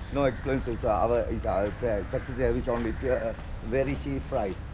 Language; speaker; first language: English; non-native, local second language; Sinhala